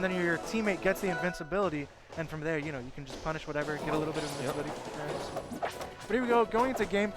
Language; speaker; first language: English; native; English